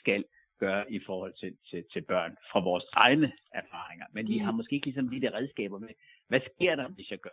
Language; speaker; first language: Danish; native; Danish